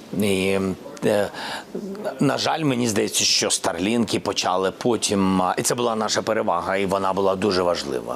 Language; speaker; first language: Ukrainian; non-native, local second language; Russian